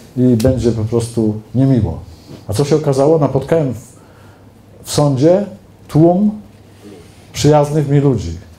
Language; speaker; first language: Polish; native; Polish